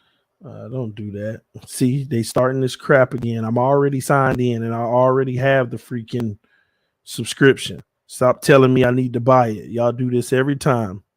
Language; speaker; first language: English; native; English